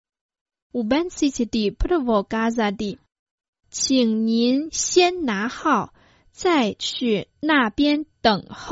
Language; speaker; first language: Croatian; non-native, fluent; Chinese